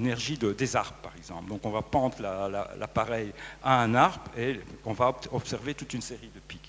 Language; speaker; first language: French; native; French